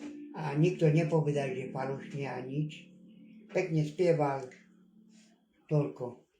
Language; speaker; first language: Slovak; non-native, local second language; Hungarian